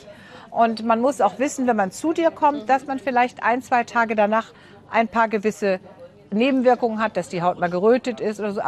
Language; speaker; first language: German; native; German